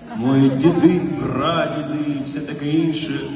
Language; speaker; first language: Ukrainian; non-native, local second language; Russian